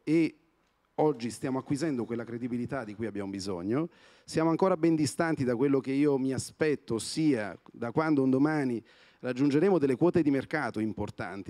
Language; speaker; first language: Italian; native; Italian